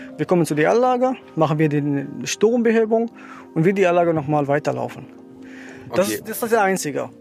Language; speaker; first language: German; non-native, learner; Arabic